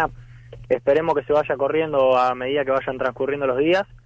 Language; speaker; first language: Spanish; native; Spanish